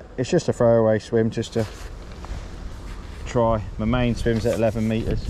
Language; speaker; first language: English; native; English